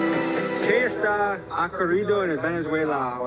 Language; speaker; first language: Spanish; non-native, learner; English